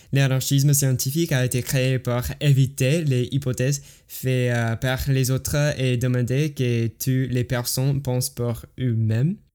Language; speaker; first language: French; non-native, learner; English